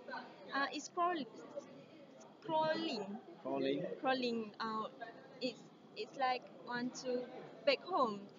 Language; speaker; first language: English; non-native, learner; Malay